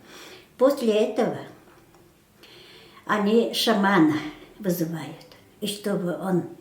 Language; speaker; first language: Russian; non-native, local second language; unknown